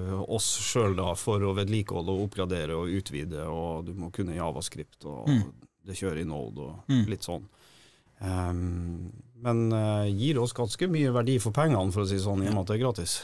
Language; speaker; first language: Norwegian; native; Norwegian